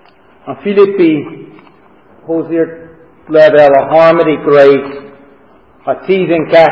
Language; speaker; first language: Hungarian; non-native, fluent; English